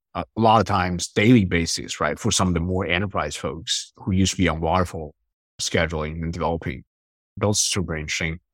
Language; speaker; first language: English; non-native, fluent; Chinese